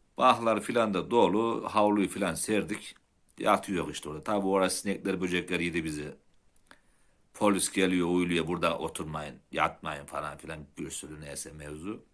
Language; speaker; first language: Turkish; native; Turkish